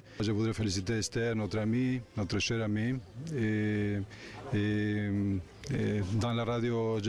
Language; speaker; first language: French; non-native, learner; Hebrew